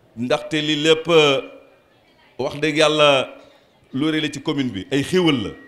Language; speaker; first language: Wolof; native; Wolof